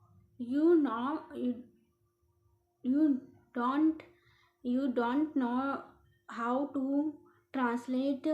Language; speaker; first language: English; non-native, learner; Hindi